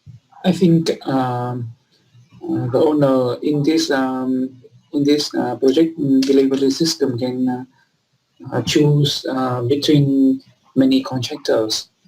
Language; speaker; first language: English; non-native, learner; Vietnamese